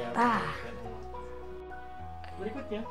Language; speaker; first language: Indonesian; native; Indonesian